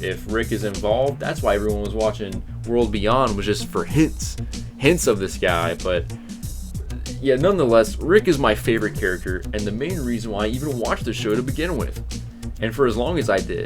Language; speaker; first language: English; native; English